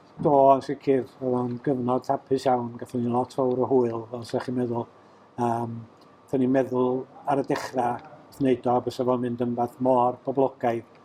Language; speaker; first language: Welsh; native; Welsh